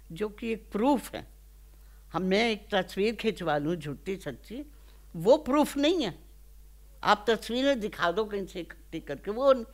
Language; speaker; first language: Hindi; native; Hindi